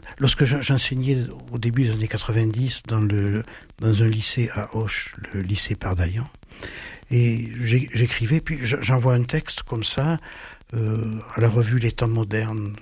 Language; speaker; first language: French; early bilingual, other home language; German